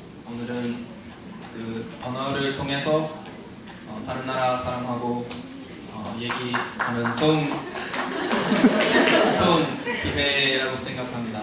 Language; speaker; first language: Korean; non-native, fluent; English